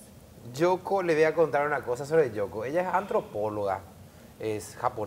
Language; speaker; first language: Spanish; native; Spanish